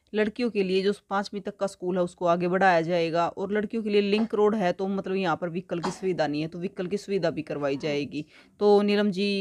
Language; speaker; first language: Hindi; native; Hindi